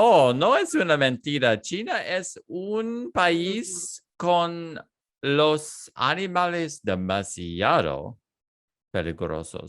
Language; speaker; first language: Spanish; non-native, learner; English